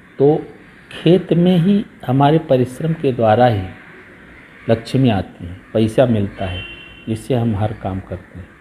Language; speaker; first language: Hindi; native; Hindi